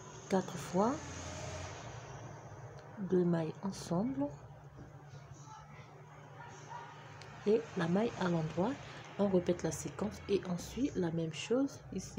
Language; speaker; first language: French; native; French